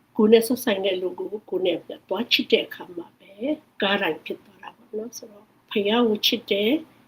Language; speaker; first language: Burmese; non-native, local second language; Hakha Chin